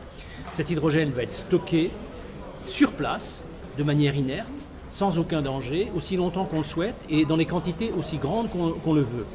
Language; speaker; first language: French; native; French